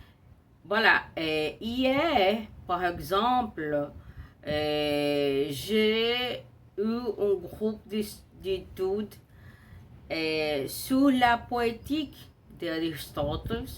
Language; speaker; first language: French; non-native, learner; Portuguese